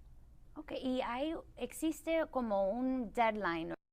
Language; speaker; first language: Spanish; early bilingual, other home language; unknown